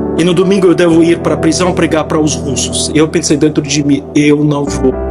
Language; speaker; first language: Portuguese; non-native, fluent; Ukrainian